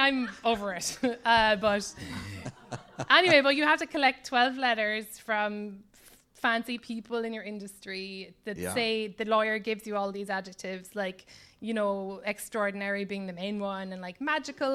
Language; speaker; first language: English; native; English